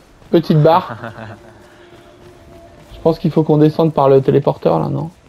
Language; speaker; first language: French; native; French